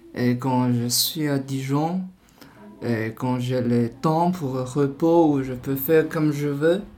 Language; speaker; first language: French; non-native, learner; Chinese